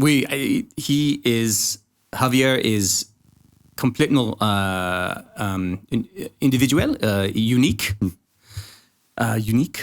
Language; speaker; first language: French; non-native, learner; English